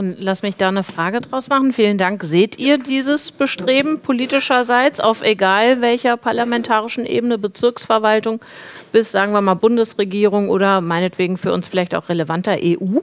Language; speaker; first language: German; native; German